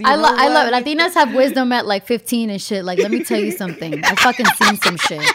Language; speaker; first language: English; native; English